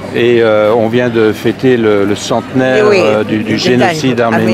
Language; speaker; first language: French; native; French